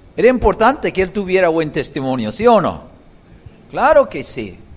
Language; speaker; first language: Spanish; non-native, fluent; English